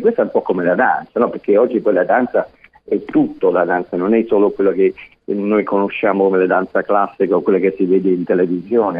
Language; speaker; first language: Italian; non-native, fluent; English